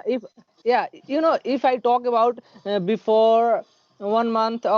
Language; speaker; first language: English; non-native, learner; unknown